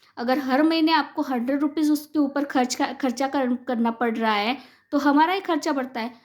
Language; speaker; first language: Hindi; non-native, local second language; Marathi